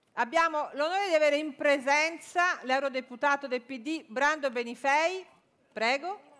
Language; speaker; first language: Italian; native; Italian